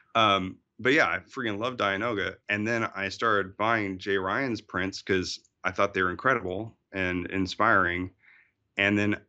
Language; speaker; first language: English; native; English